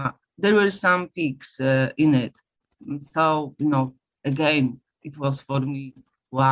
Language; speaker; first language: English; non-native, fluent; Polish